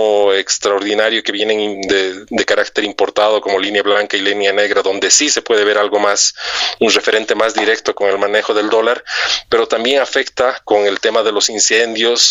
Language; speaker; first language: Spanish; native; Spanish